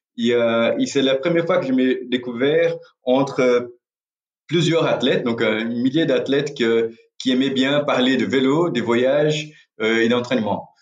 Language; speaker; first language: French; non-native, fluent; Portuguese